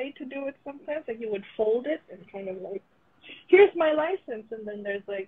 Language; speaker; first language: English; non-native, local second language; Filipino